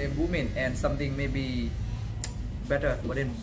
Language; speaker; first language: English; non-native, learner; Thai